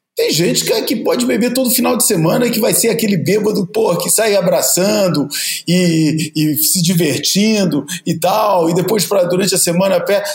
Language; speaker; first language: Portuguese; native; Portuguese